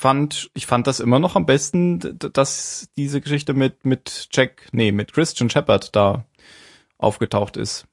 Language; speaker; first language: German; native; German